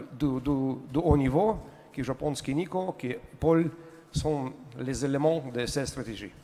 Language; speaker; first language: French; non-native, learner; Russian